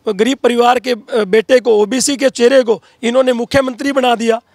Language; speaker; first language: Hindi; native; Hindi